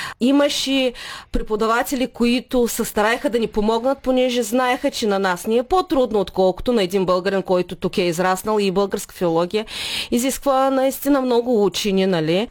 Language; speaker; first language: Bulgarian; early bilingual, heritage; Bulgarian